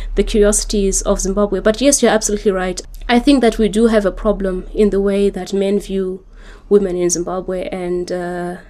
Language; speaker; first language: English; non-native, local second language; Shona